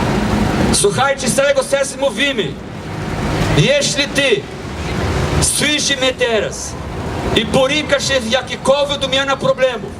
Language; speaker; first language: Polish; non-native, fluent; Portuguese